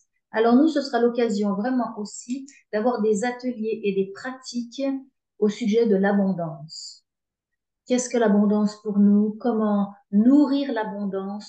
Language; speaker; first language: French; native; French